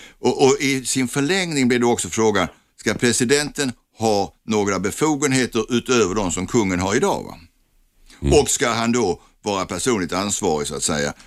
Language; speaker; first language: Swedish; native; Swedish